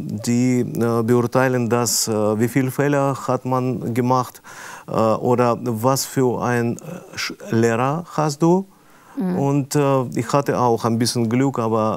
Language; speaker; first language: German; non-native, fluent; Russian